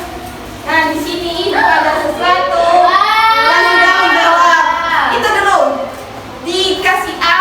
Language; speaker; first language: Indonesian; native; Indonesian